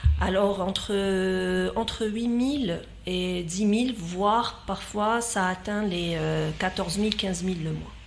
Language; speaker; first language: French; non-native, local second language; Arabic